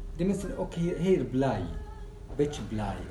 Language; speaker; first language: Dutch; non-native, learner; Arabic